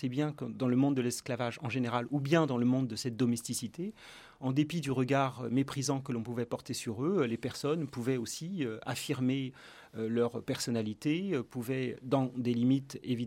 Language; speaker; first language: French; native; French